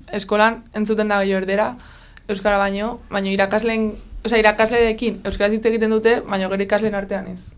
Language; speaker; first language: Basque; non-native, local second language; Spanish